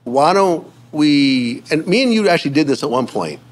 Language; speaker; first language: English; native; English